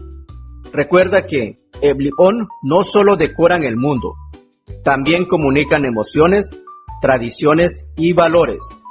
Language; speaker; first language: Spanish; non-native, local second language; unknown